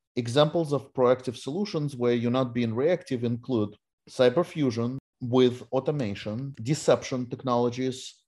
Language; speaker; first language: English; non-native, fluent; Russian